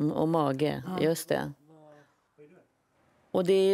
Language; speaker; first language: Swedish; native; Swedish